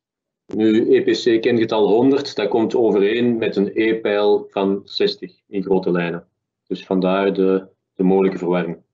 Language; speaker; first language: Dutch; native; Dutch